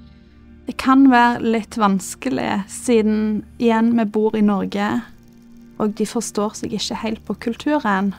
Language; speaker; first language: Norwegian; early bilingual, other home language; Bosnian